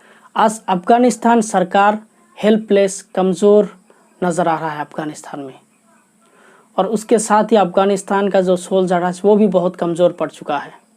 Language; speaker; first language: Hindi; non-native, local second language; Assamese